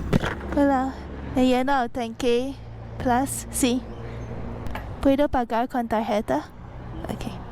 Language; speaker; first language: Spanish; non-native, learner; English